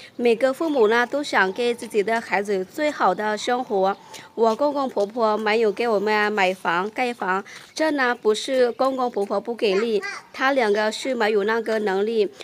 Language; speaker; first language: Chinese; non-native, fluent; Lao